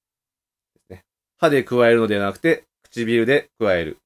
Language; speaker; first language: Japanese; native; Japanese